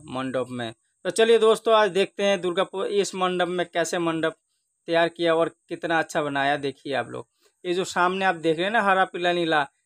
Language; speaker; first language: Hindi; non-native, local second language; Bangla